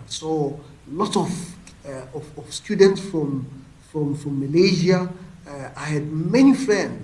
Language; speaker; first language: English; non-native, local second language; Venda